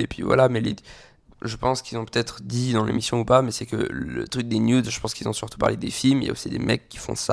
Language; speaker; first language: French; native; French